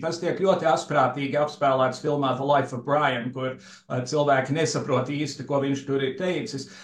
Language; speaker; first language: Latvian; early bilingual, heritage; Latvian